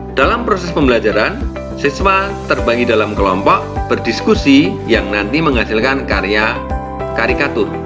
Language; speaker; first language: Indonesian; native; Indonesian